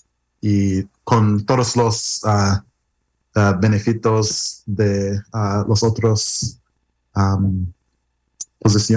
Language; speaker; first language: Spanish; non-native, learner; English